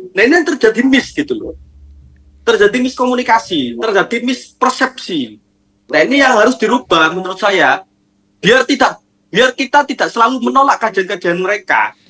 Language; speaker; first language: Indonesian; non-native, local second language; Madurese